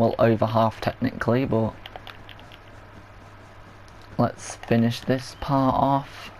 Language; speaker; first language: English; native; English